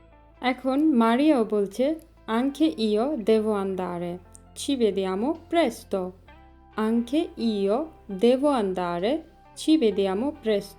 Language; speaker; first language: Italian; non-native, fluent; Bangla